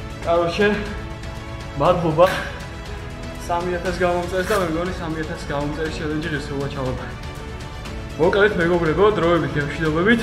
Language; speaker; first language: Georgian; native; Georgian